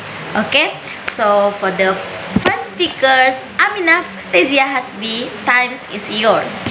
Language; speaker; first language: English; non-native, learner; Indonesian